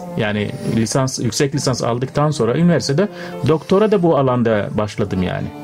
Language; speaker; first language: Turkish; non-native, fluent; Arabic